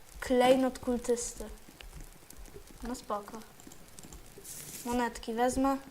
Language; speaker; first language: Polish; native; Polish